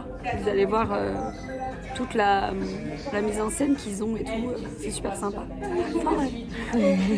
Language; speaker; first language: French; native; French